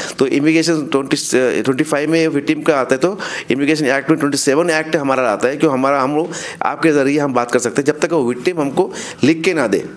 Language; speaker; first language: Hindi; non-native, local second language; Urdu